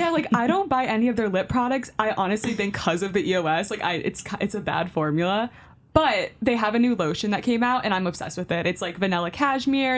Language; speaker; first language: English; native; English